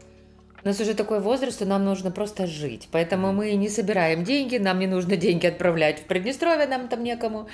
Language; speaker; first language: Polish; non-native, learner; Russian